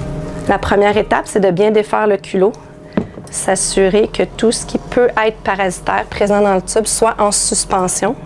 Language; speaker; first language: French; native; French